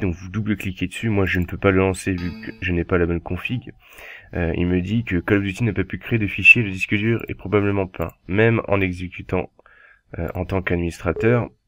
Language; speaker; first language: French; native; French